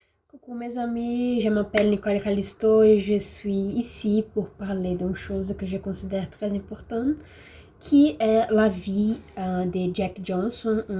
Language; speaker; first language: French; non-native, learner; Portuguese